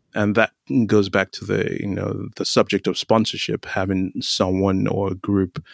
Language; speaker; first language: English; non-native, local second language; Yoruba